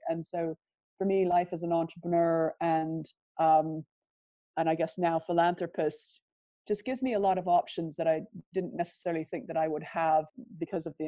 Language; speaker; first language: English; native; English